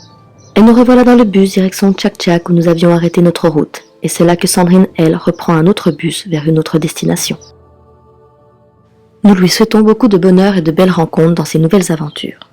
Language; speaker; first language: French; native; French